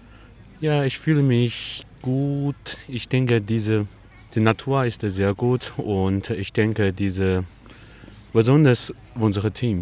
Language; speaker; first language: German; non-native, learner; Chinese